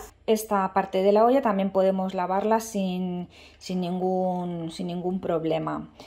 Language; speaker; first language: Spanish; native; Spanish